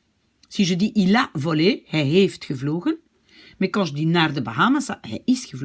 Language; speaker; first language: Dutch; non-native, fluent; French